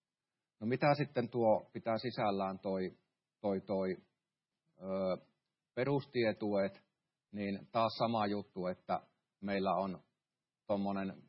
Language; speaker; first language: Finnish; native; Finnish